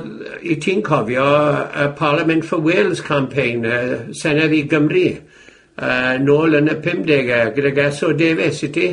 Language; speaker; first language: Welsh; native; Welsh